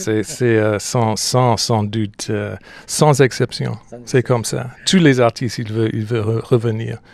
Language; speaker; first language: French; non-native, fluent; English